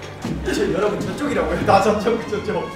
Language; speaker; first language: Korean; native; Korean